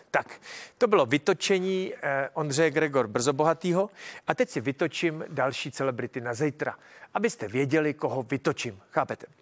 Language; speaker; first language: Czech; native; Czech